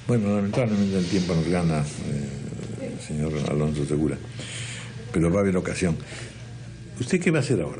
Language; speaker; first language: Spanish; native; Spanish